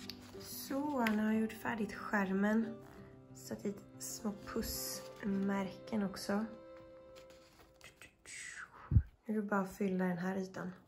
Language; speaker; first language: Swedish; native; Swedish